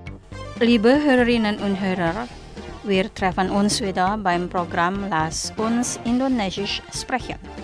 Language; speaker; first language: German; non-native, fluent; Indonesian